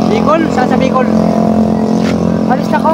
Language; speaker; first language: Filipino; native; Filipino